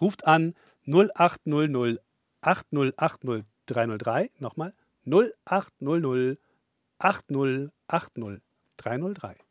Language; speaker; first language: German; native; German